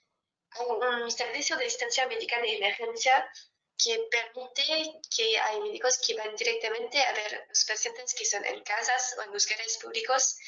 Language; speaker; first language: Spanish; non-native, fluent; French